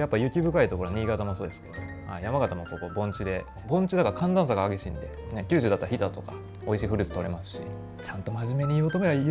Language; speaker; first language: Japanese; native; Japanese